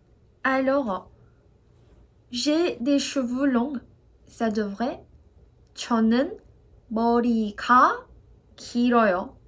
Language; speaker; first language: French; non-native, fluent; Korean